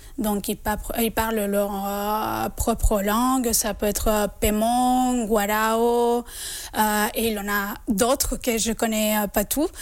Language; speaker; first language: French; non-native, fluent; Spanish